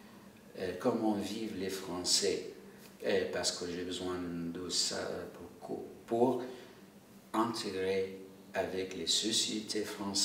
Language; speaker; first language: French; non-native, learner; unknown